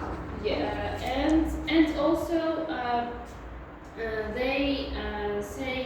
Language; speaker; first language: English; non-native, learner; Uzbek